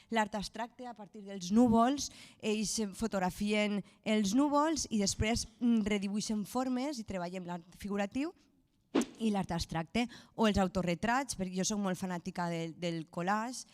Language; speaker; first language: Catalan; native; Catalan